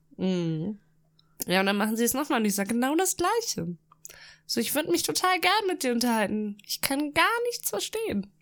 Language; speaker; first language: German; early bilingual, other home language; Russian